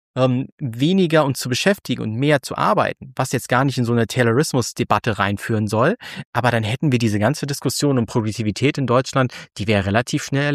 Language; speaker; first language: German; native; German